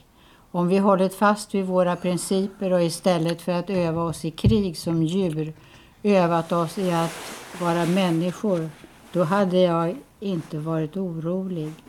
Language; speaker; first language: Swedish; native; Swedish